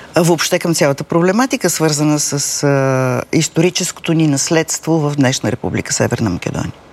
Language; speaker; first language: Bulgarian; native; Bulgarian